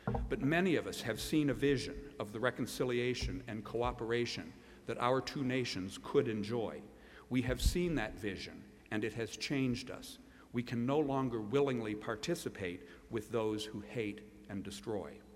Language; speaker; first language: English; native; English